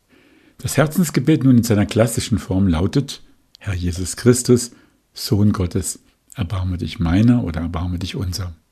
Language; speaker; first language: German; native; German